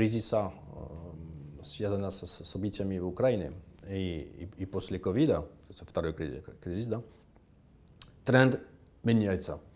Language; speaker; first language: Russian; non-native, fluent; French